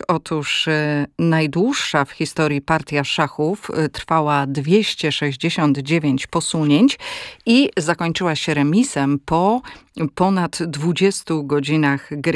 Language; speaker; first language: Polish; native; Polish